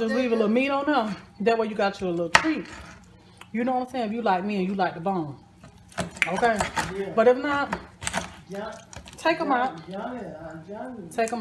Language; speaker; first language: English; native; English